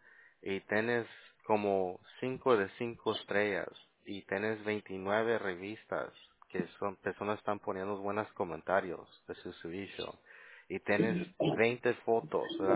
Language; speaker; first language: Spanish; early bilingual, heritage; Spanish